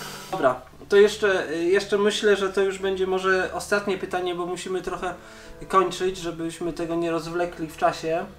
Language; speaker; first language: Polish; native; Polish